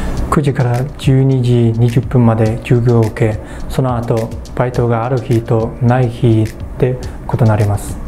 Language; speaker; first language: Japanese; non-native, fluent; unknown